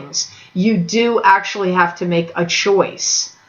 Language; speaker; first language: English; native; English